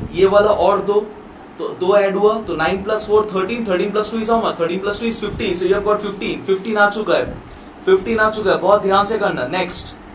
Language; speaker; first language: Hindi; non-native, local second language; Bangla